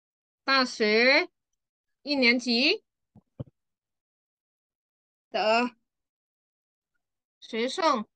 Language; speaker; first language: Chinese; non-native, fluent; Vietnamese